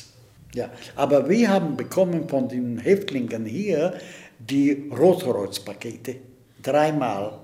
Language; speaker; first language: German; early bilingual, heritage; Czech